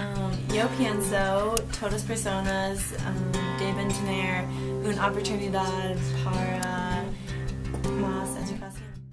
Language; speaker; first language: Spanish; non-native, learner; English